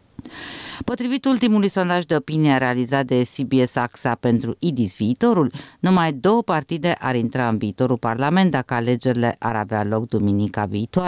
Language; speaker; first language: Romanian; native; Romanian